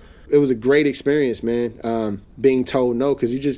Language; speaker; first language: English; native; English